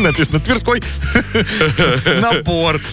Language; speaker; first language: Russian; native; Russian